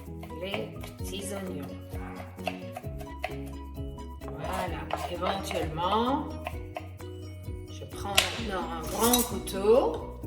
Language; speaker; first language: French; non-native, fluent; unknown